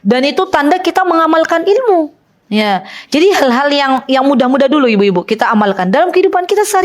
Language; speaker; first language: Indonesian; native; Indonesian